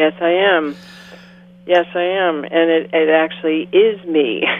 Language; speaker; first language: English; native; English